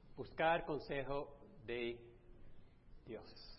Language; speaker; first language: Spanish; non-native, fluent; English